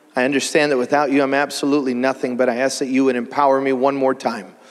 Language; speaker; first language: English; native; English